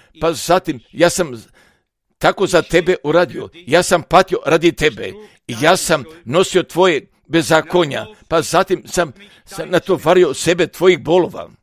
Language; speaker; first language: Croatian; non-native, fluent; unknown